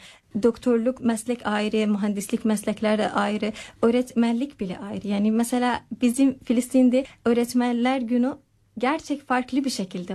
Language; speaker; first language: Turkish; non-native, fluent; Arabic